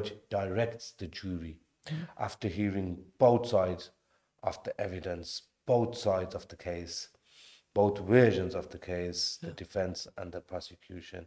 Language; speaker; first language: English; native; English